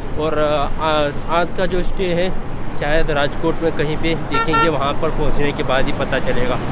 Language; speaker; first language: Hindi; non-native, local second language; Kannada